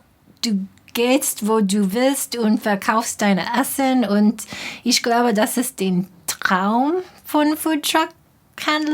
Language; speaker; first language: German; non-native, fluent; English